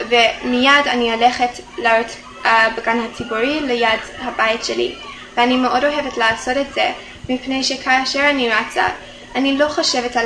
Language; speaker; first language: Hebrew; non-native, fluent; English